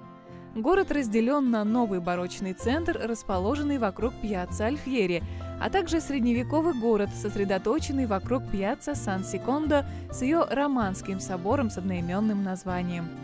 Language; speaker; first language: Russian; native; Russian